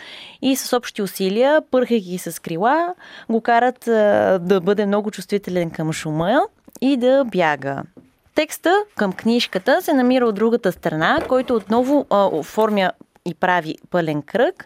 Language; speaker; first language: Bulgarian; native; Bulgarian